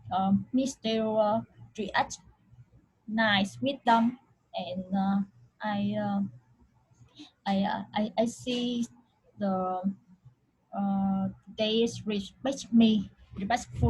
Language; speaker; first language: English; non-native, learner; Vietnamese